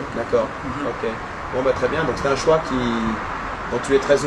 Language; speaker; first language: French; native; French